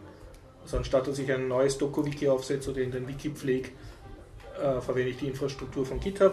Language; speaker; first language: German; native; German